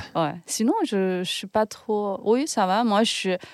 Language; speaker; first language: French; non-native, fluent; Chinese